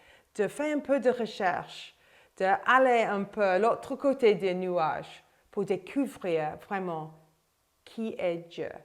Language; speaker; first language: French; non-native, fluent; English